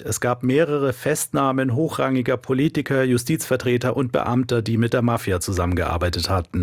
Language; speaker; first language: German; native; German